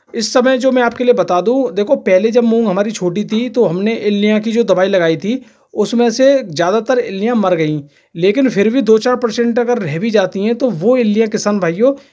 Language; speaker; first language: Hindi; native; Hindi